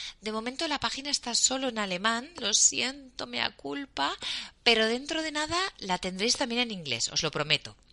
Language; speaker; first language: Spanish; native; Spanish